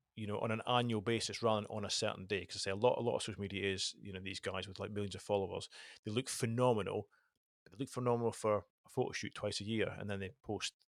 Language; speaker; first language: English; native; English